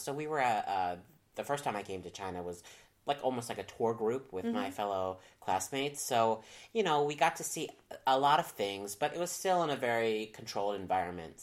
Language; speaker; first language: English; native; English